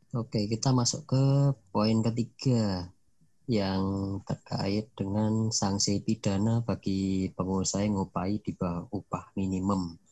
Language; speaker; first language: Indonesian; non-native, local second language; Javanese